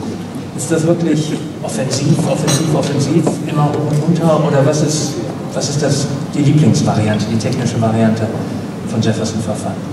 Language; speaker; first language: German; native; German